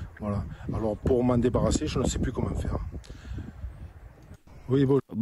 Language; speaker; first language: French; native; French